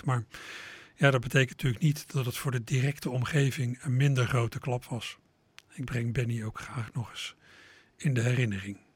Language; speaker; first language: Dutch; native; Dutch